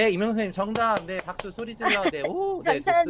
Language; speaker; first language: Korean; native; Korean